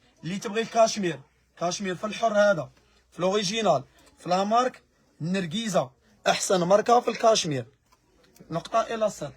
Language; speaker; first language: Arabic; native; Arabic